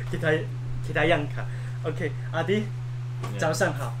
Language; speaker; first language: Russian; non-native, learner; Chinese